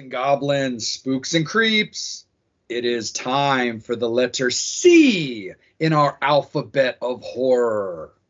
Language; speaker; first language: English; native; English